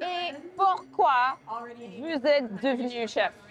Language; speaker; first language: French; non-native, learner; English